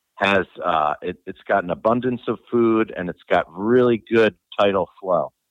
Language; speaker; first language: English; native; English